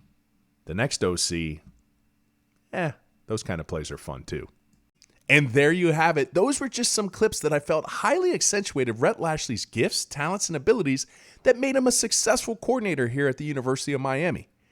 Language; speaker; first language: English; native; English